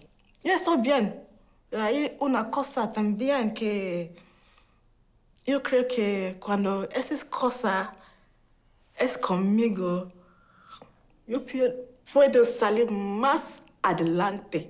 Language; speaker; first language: Spanish; non-native, learner; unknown